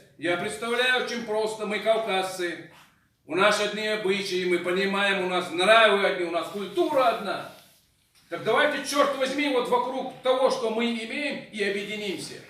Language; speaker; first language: Russian; non-native, local second language; Chechen